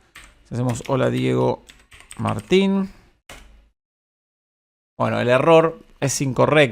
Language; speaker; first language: Spanish; native; Spanish